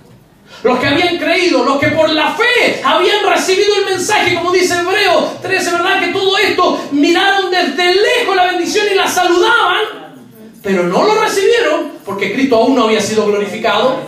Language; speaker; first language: Spanish; native; Spanish